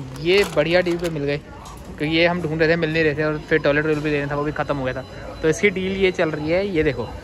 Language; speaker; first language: Hindi; non-native, local second language; Punjabi